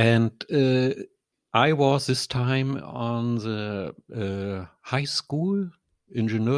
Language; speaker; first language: English; non-native, learner; German